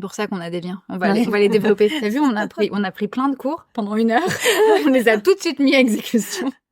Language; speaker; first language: French; native; French